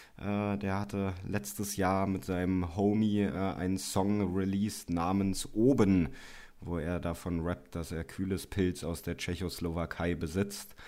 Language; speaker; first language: German; native; German